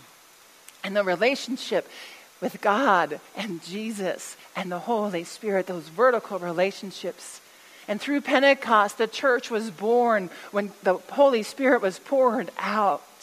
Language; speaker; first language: English; native; English